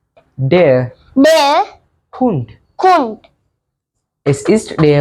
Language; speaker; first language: German; non-native, learner; Sinhala